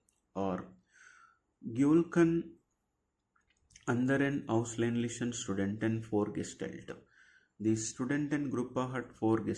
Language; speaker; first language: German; non-native, fluent; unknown